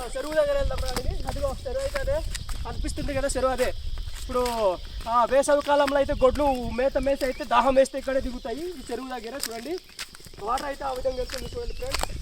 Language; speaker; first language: Telugu; non-native, local second language; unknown